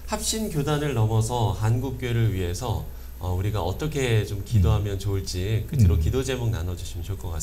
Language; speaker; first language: Korean; native; Korean